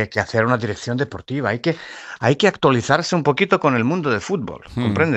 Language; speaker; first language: Spanish; non-native, fluent; Serbian